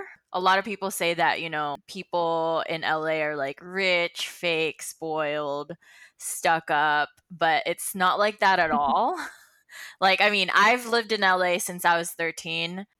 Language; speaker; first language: English; non-native, local second language; Filipino